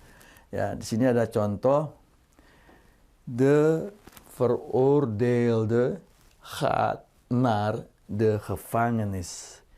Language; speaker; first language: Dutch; non-native, fluent; Indonesian